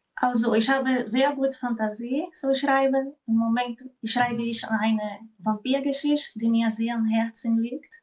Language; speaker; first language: German; non-native, fluent; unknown